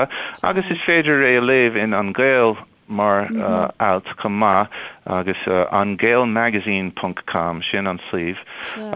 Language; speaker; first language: Irish; non-native, fluent; English